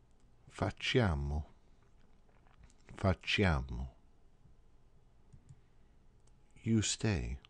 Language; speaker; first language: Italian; non-native, fluent; English